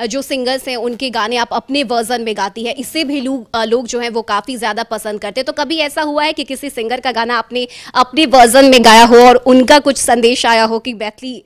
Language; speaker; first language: Hindi; native; Hindi